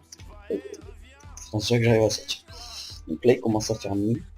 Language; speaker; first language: French; native; French